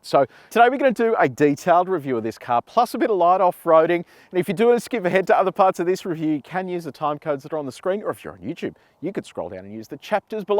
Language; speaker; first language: English; native; English